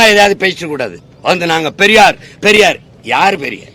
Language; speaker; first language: Tamil; native; Tamil